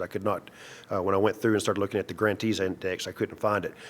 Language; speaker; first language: English; native; English